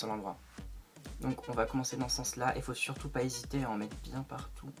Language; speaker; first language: French; native; French